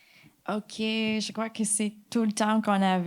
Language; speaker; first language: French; non-native, fluent; English